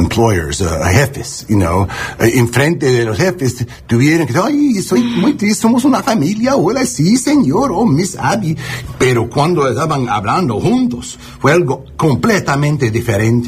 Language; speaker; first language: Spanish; non-native, learner; English